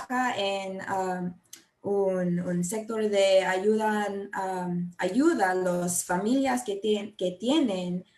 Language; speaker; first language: Spanish; non-native, learner; English